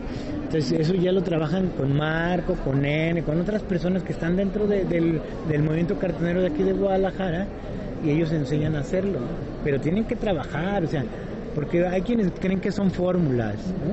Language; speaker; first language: Spanish; native; Spanish